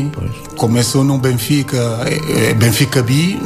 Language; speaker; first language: Portuguese; non-native, learner; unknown